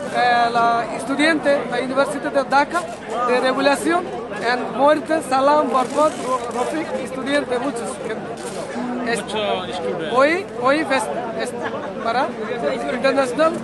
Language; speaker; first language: Spanish; non-native, learner; Bangla